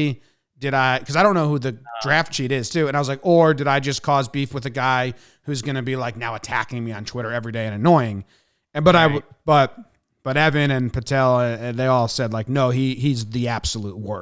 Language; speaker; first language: English; native; English